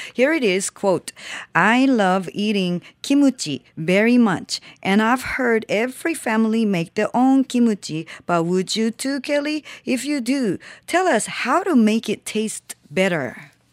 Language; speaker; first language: English; non-native, fluent; Japanese